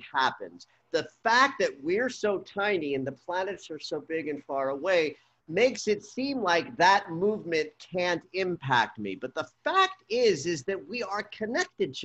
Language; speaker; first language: English; native; English